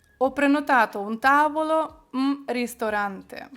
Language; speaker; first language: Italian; non-native, fluent; Ukrainian